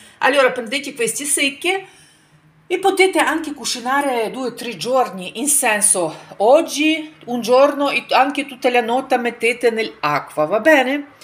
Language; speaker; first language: Italian; non-native, fluent; Ukrainian